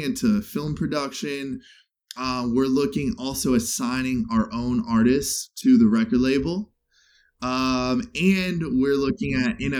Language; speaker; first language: English; native; English